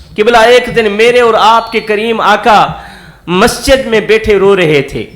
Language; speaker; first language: Urdu; non-native, local second language; Saraiki